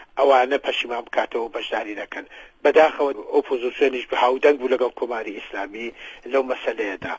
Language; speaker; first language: Central Kurdish; native; Central Kurdish